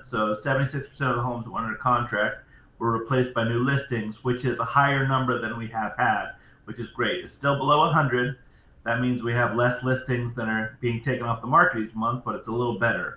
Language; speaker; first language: English; native; English